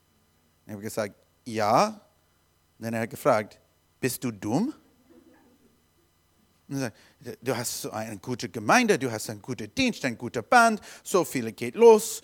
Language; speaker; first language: German; non-native, learner; English